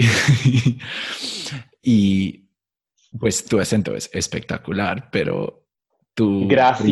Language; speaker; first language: Spanish; non-native, fluent; English